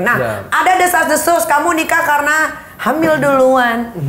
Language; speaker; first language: Indonesian; native; Indonesian